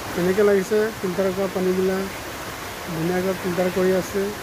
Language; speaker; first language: Hindi; non-native, local second language; Assamese